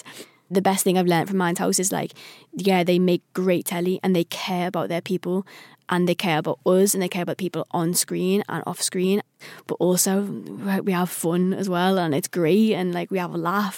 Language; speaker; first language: English; native; English